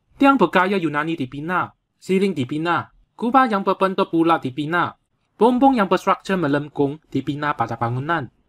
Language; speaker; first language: Malay; non-native, local second language; Chinese